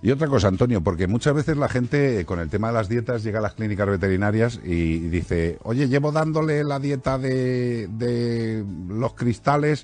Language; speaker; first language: Spanish; native; Spanish